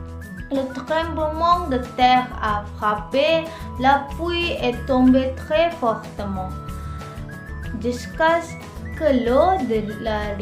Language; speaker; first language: French; non-native, learner; Indonesian